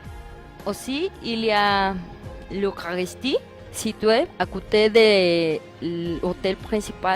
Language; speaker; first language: French; non-native, learner; Spanish